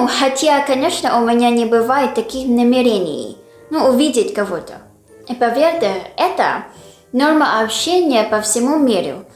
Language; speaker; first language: Russian; non-native, fluent; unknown